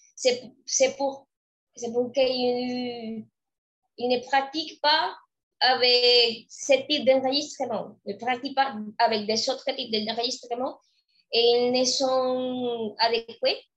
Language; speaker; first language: French; non-native, fluent; Spanish